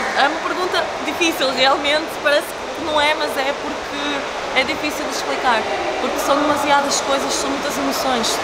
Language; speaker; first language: Portuguese; early bilingual, other home language; Ukrainian